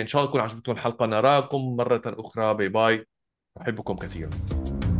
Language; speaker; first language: Arabic; native; Arabic